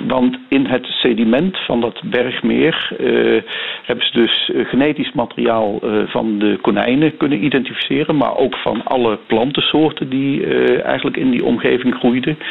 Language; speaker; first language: Dutch; native; Dutch